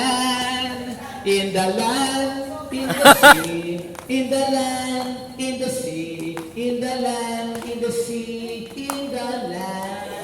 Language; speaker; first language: English; non-native, fluent; Filipino